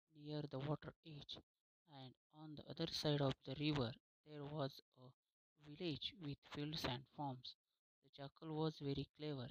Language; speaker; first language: English; non-native, local second language; Marathi